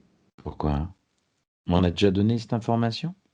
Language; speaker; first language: French; native; French